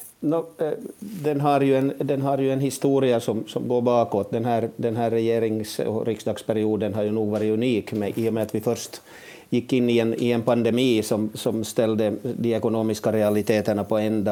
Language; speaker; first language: Swedish; native; Swedish